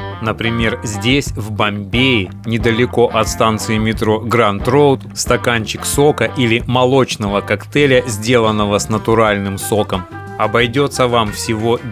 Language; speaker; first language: Russian; native; Russian